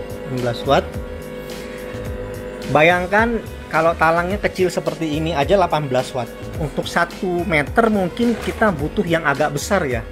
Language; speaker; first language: Indonesian; native; Indonesian